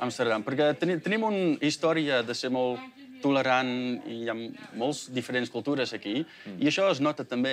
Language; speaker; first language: Catalan; non-native, fluent; Dutch